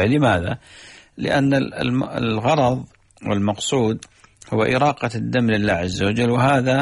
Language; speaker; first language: Arabic; native; Arabic